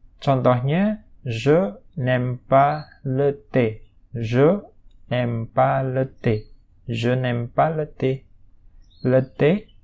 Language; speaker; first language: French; non-native, fluent; Indonesian